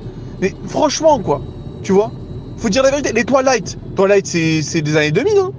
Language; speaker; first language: French; native; French